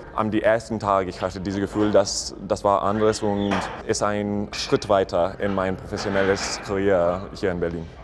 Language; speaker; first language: German; non-native, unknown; English